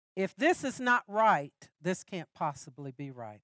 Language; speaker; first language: English; native; English